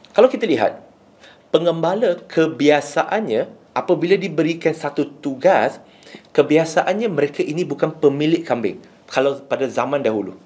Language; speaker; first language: Malay; non-native, local second language; Chinese